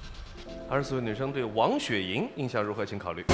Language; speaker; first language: Chinese; native; Chinese